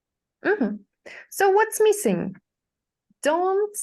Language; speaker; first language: English; non-native, fluent; Ukrainian